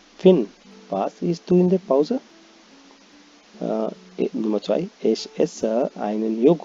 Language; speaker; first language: German; non-native, fluent; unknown